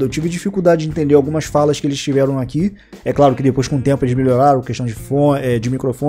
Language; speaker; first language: Portuguese; native; Portuguese